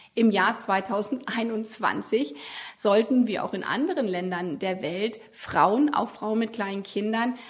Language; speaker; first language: German; native; German